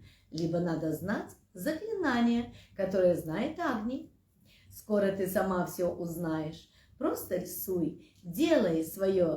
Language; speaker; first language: Russian; native; Russian